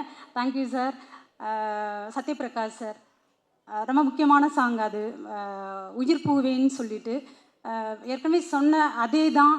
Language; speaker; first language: Tamil; native; Tamil